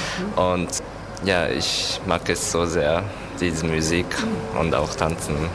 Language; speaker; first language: German; non-native, learner; Japanese